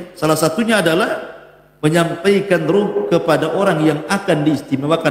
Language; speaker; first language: Indonesian; native; Indonesian